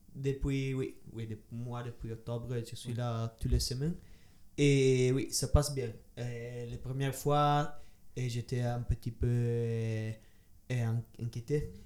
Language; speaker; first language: French; non-native, learner; Italian